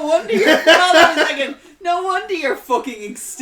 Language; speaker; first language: English; native; English